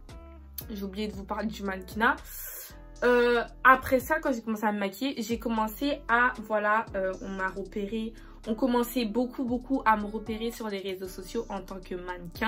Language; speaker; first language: French; native; French